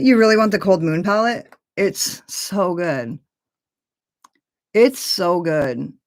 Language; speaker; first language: English; native; English